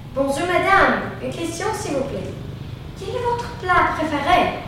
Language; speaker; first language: French; non-native, learner; Greek